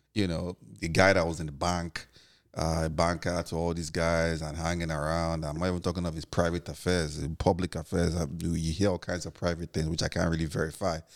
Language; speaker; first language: English; non-native, local second language; Igbo